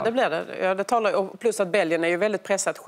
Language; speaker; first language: Swedish; native; Swedish